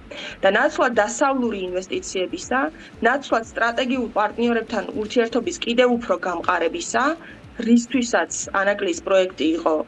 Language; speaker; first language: Georgian; native; Georgian